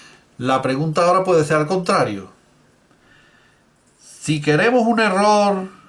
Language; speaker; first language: Spanish; native; Spanish